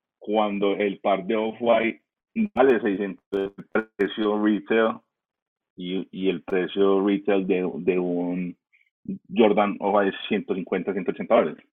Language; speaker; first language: Spanish; early bilingual, heritage; Spanish